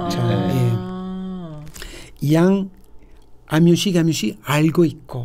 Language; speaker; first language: Korean; non-native, fluent; Italian